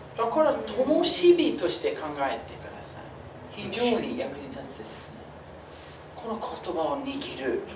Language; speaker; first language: Japanese; non-native, fluent; English